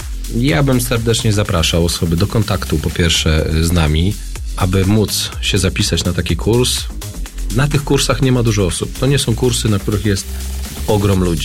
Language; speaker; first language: Polish; native; Polish